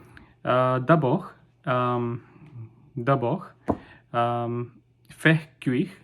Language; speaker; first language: French; non-native, learner; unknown